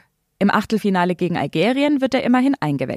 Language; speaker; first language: German; native; German